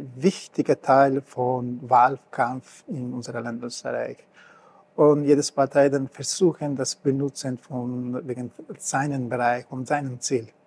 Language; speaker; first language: German; non-native, learner; Persian